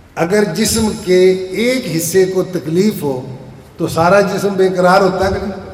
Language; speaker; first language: Urdu; non-native, local second language; Punjabi